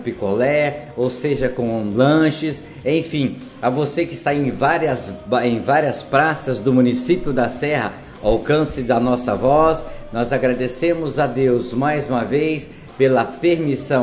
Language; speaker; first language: Portuguese; native; Portuguese